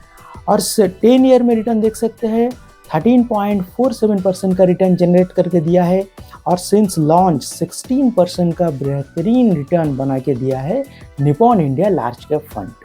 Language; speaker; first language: Hindi; non-native, local second language; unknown